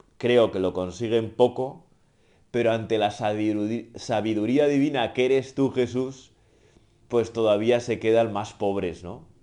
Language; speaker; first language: Spanish; native; Spanish